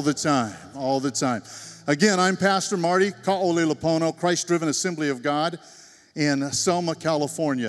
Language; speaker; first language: English; native; English